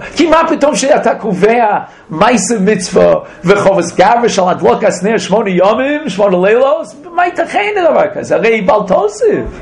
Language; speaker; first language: Hebrew; non-native, fluent; English